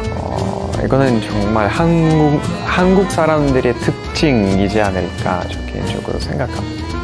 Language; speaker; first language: Korean; non-native, fluent; Russian